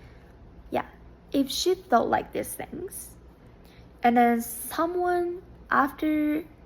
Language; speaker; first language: English; non-native, fluent; Japanese